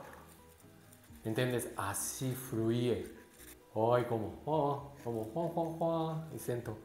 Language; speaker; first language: Spanish; non-native, learner; Japanese